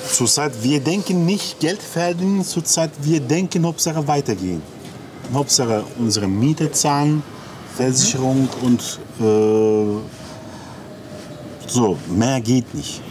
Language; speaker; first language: German; non-native, learner; Turkish